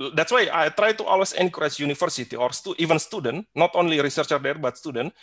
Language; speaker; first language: English; non-native, fluent; Indonesian